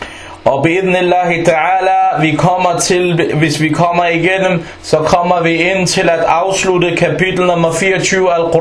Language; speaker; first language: Danish; non-native, fluent; Arabic